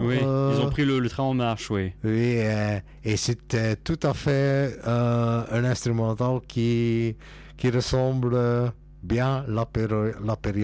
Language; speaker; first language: French; non-native, local second language; Dutch